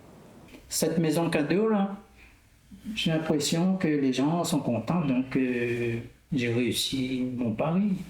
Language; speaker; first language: French; non-native, local second language; Réunion Creole French